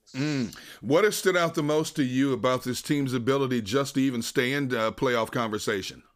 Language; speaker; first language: English; native; English